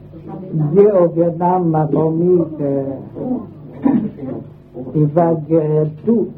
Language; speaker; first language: French; non-native, learner; Vietnamese